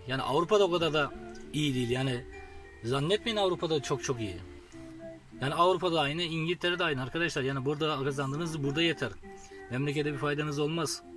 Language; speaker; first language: Turkish; native; Turkish